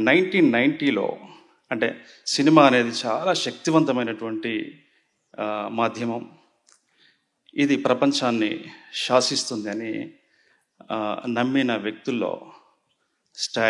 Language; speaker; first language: Telugu; native; Telugu